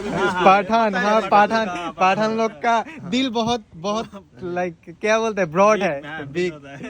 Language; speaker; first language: Hindi; non-native, learner; Bangla